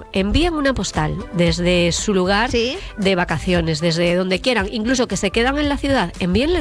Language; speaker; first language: Spanish; native; Spanish